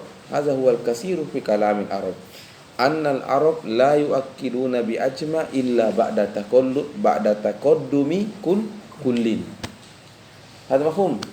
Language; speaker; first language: Arabic; non-native, fluent; Indonesian